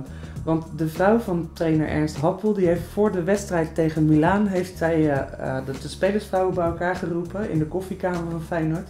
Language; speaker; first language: Dutch; native; Dutch